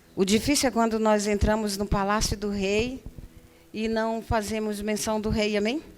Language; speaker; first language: Portuguese; native; Portuguese